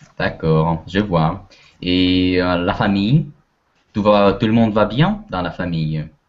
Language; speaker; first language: French; non-native, fluent; Russian